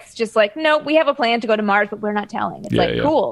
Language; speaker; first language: English; native; English